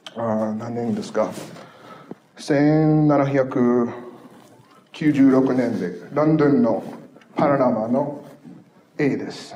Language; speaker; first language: Japanese; non-native, fluent; English